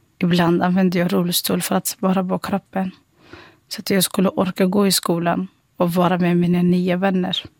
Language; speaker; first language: Swedish; non-native, fluent; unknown